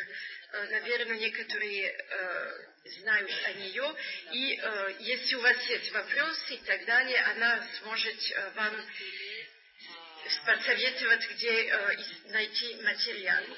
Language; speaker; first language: Russian; non-native, learner; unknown